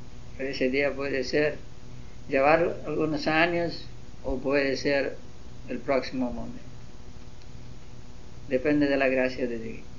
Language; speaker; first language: Spanish; non-native, learner; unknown